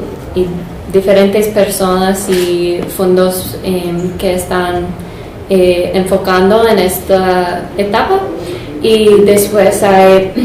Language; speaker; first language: Spanish; non-native, fluent; English